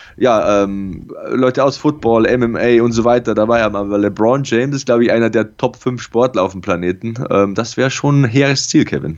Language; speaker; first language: German; native; German